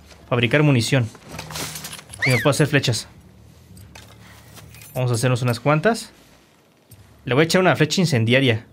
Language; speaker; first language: Spanish; native; Spanish